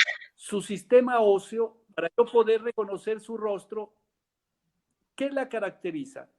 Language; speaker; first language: Spanish; native; Spanish